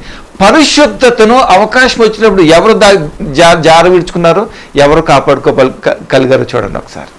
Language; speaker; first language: Telugu; native; Telugu